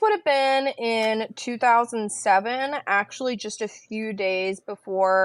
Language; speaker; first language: English; native; English